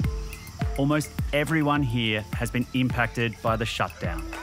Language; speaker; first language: English; native; English